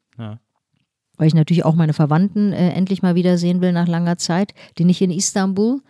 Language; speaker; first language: German; early bilingual, other home language; Turkish